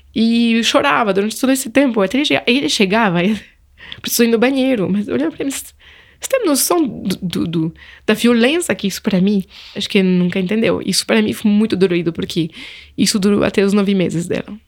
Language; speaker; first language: Portuguese; non-native, fluent; French